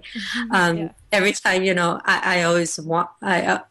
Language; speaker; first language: English; native; English